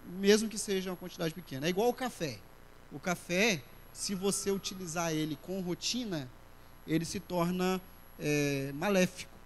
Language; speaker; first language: Portuguese; native; Portuguese